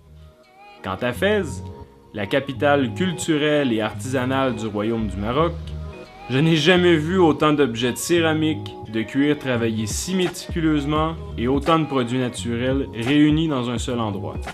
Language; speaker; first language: French; native; French